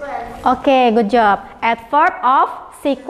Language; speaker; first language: English; non-native, fluent; Indonesian